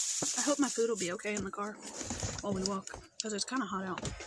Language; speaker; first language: English; native; English